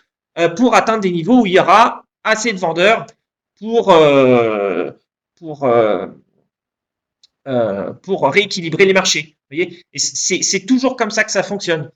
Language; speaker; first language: French; native; French